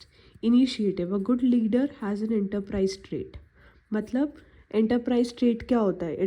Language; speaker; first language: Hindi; native; Hindi